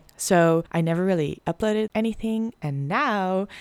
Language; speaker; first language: English; non-native, fluent; Dutch